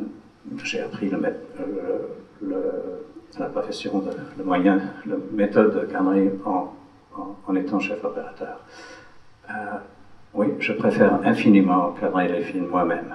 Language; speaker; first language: French; non-native, fluent; English